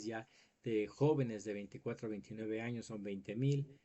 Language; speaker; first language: Spanish; native; Spanish